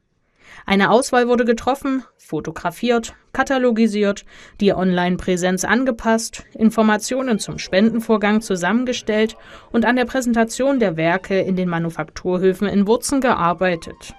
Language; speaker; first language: German; native; German